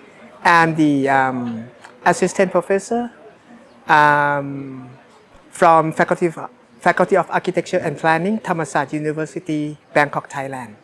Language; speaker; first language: English; non-native, fluent; Thai